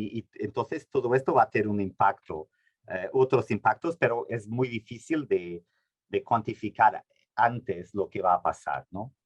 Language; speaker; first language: Spanish; non-native, fluent; Portuguese